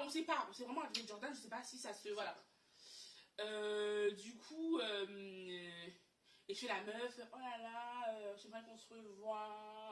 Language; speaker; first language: French; native; French